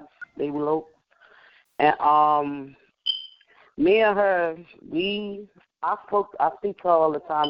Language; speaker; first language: English; native; English